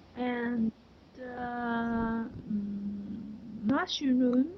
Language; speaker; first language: English; non-native, learner; Chinese